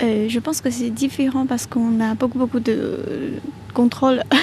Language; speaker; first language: French; non-native, fluent; Chinese